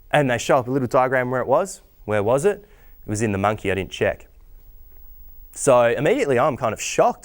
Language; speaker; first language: English; native; English